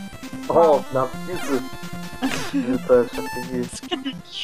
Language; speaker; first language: Russian; native; Russian